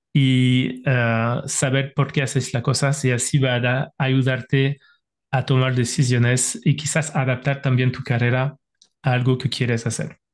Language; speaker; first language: Spanish; non-native, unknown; French